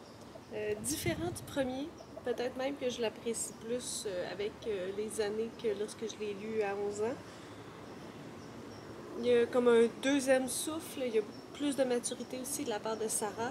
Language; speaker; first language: French; native; French